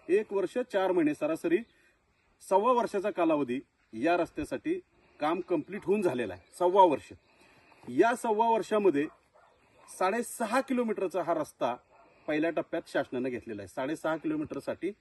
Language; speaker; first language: Marathi; native; Marathi